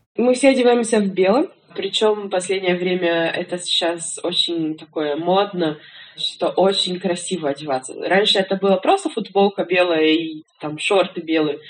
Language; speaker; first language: Russian; non-native, fluent; Persian